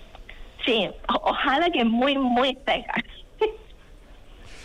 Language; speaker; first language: Spanish; non-native, learner; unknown